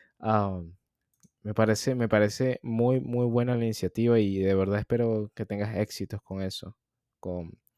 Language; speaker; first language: Spanish; native; Spanish